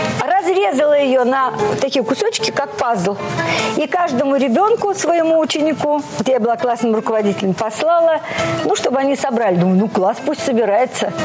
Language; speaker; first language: Russian; native; Russian